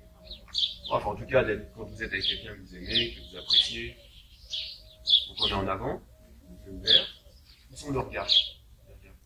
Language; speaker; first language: French; native; French